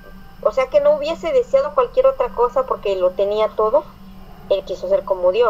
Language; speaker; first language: Spanish; native; Spanish